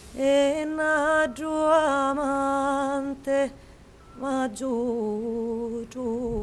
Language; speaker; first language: French; non-native, fluent; Sicilian